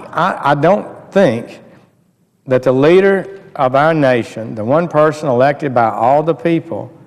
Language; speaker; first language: English; native; English